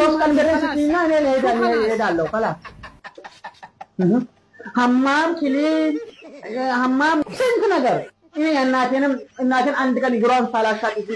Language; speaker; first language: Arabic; non-native, learner; Amharic